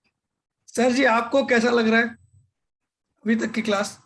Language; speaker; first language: Hindi; native; Hindi